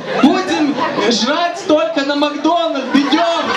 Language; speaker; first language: Russian; non-native, learner; Lithuanian